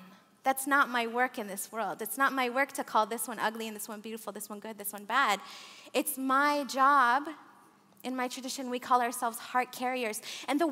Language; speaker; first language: English; early bilingual, other home language; Arabic